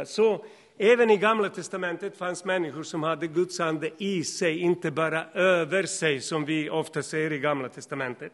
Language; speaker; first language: Swedish; non-native, fluent; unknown